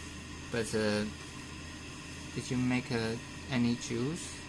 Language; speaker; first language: English; non-native, fluent; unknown